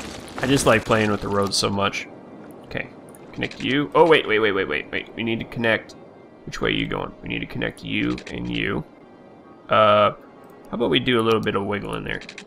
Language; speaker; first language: English; native; English